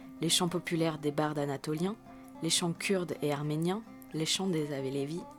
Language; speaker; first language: French; native; French